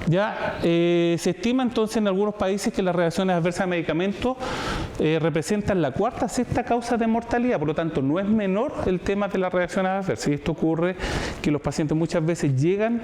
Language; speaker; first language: Spanish; native; Spanish